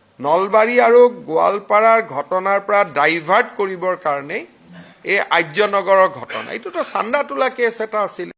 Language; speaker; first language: Assamese; non-native, local second language; Hindi